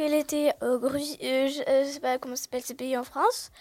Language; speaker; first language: French; non-native, learner; Russian